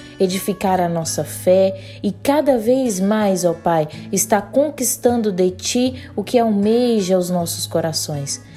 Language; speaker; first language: Portuguese; native; Portuguese